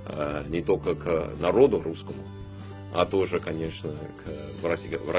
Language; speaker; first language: Russian; non-native, fluent; English